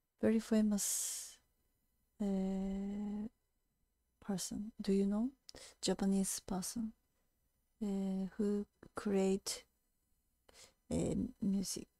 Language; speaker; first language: English; non-native, fluent; Japanese